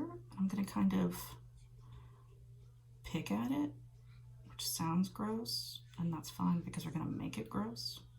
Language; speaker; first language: English; native; English